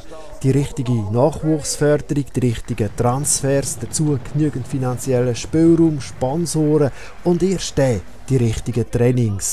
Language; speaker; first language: German; native; German